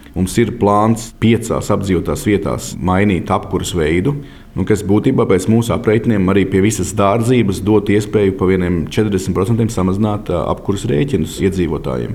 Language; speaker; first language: Latvian; native; Latvian